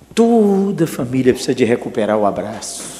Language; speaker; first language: Portuguese; native; Portuguese